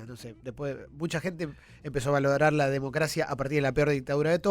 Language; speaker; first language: Spanish; native; Spanish